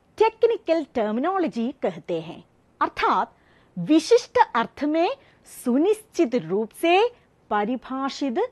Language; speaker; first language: Hindi; non-native, local second language; Malayalam